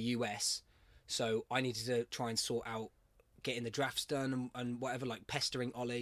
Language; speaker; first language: English; native; English